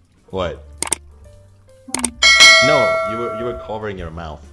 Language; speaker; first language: English; non-native, fluent; Indonesian